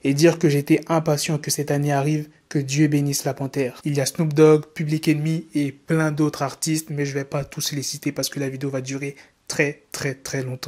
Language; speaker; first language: French; native; French